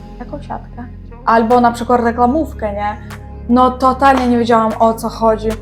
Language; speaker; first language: Polish; non-native, learner; Ukrainian